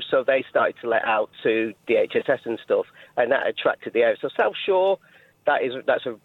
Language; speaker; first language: English; native; English